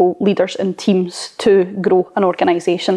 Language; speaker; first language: English; native; English